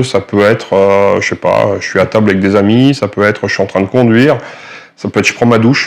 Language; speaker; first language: French; native; French